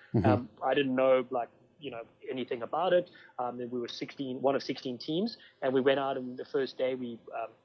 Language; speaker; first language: English; native; English